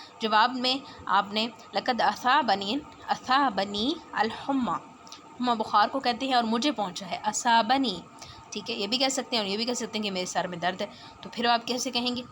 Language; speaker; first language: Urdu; non-native, local second language; Punjabi